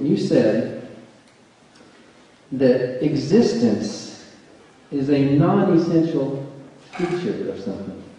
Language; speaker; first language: English; native; English